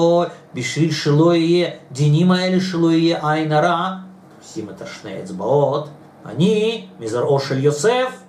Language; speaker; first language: Hebrew; non-native, fluent; Russian